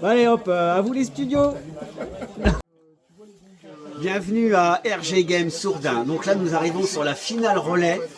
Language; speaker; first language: French; native; French